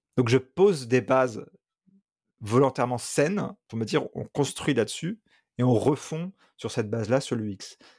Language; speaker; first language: French; native; French